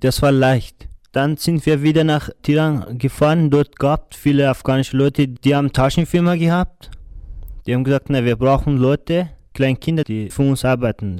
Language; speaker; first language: German; non-native, learner; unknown